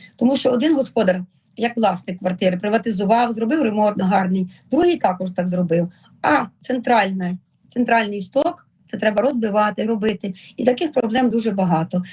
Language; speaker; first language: Ukrainian; native; Ukrainian